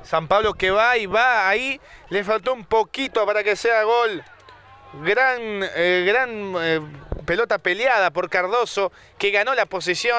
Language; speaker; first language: Spanish; native; Spanish